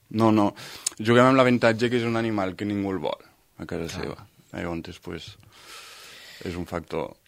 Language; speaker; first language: Catalan; native; Catalan